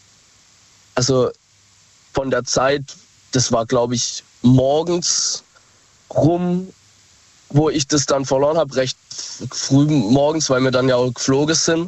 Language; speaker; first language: German; native; German